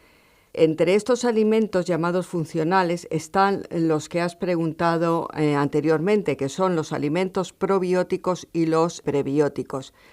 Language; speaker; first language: Spanish; native; Spanish